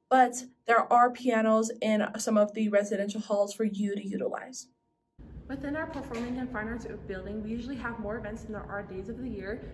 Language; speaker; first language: English; native; English